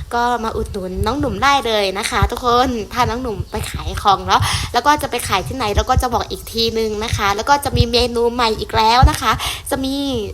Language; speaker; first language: Thai; non-native, local second language; Shan